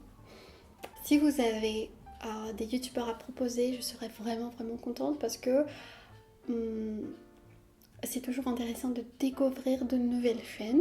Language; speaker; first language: French; non-native, fluent; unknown